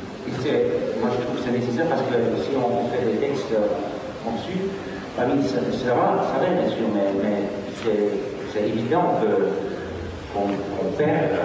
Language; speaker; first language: French; non-native, learner; Dutch